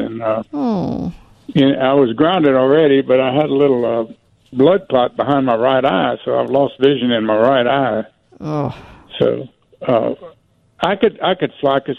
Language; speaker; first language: English; native; English